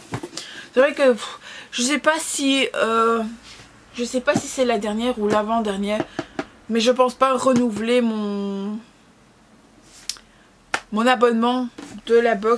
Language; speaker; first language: French; native; French